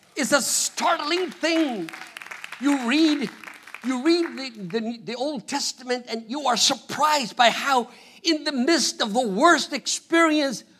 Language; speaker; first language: English; non-native, fluent; Spanish